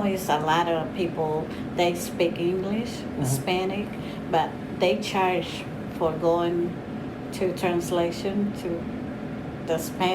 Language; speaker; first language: English; non-native, learner; Spanish